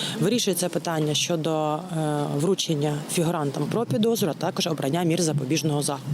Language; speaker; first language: Ukrainian; native; Ukrainian